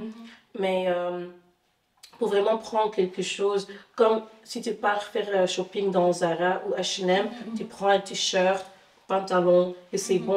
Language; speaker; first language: French; non-native, fluent; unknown